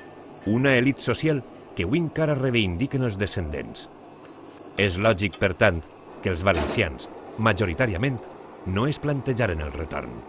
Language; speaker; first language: Catalan; native; Catalan